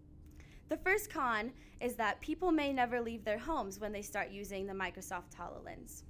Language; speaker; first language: English; native; English